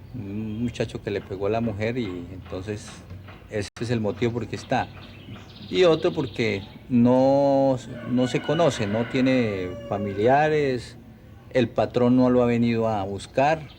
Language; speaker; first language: Spanish; native; Spanish